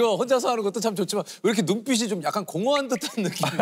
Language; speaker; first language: Korean; native; Korean